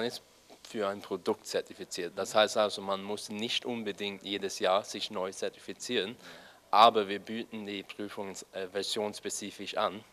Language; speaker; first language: German; non-native, fluent; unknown